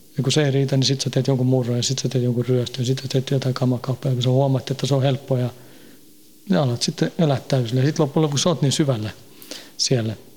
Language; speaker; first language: Finnish; early bilingual, heritage; Finnish